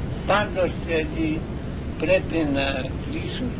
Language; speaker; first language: Greek; non-native, learner; Russian